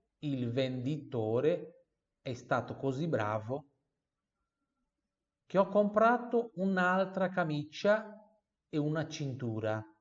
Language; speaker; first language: Italian; non-native, fluent; Portuguese